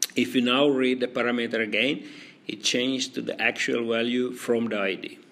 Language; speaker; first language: English; non-native, fluent; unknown